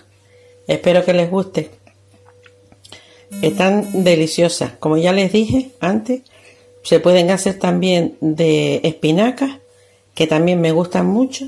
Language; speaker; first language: Spanish; native; Spanish